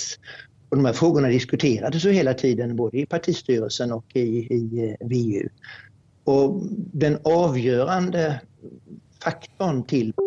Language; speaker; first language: Swedish; native; Swedish